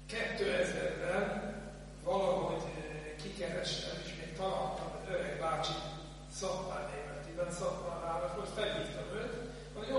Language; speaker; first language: Hungarian; non-native, fluent; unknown